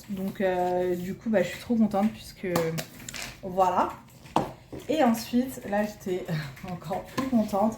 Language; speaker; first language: French; native; French